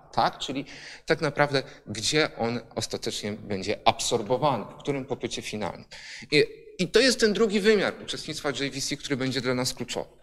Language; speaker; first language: Polish; native; Polish